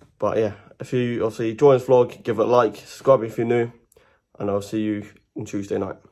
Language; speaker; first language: English; native; English